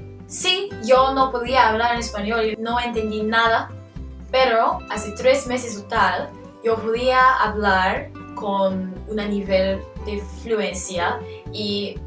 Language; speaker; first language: Spanish; non-native, learner; English